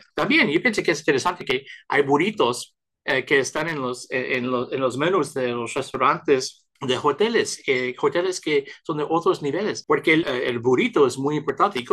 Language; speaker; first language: Spanish; early bilingual, heritage; Spanish